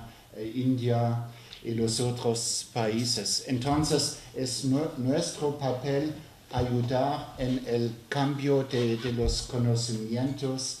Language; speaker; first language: Spanish; non-native, learner; French